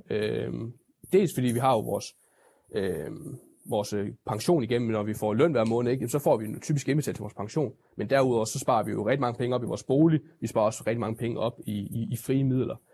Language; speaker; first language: Danish; native; Danish